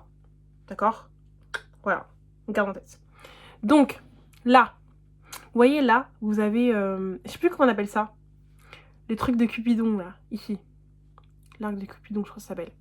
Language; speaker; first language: French; native; French